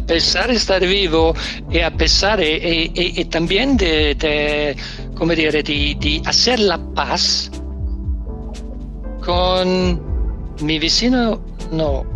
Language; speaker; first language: Spanish; non-native, learner; Danish